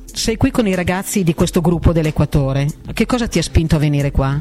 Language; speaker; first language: Italian; native; Italian